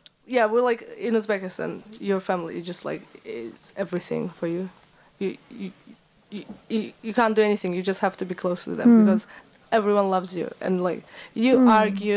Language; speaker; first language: English; non-native, fluent; Uzbek